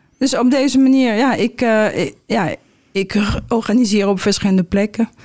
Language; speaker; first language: Dutch; non-native, fluent; French